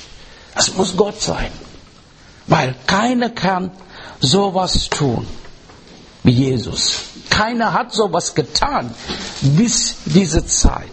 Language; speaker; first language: German; non-native, learner; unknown